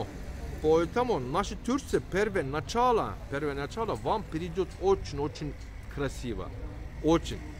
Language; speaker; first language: Russian; non-native, learner; Turkish